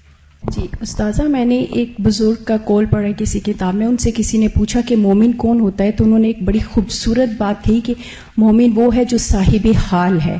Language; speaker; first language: Urdu; native; Urdu